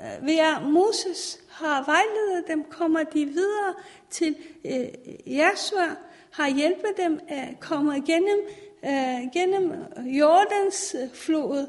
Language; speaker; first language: Danish; non-native, fluent; Persian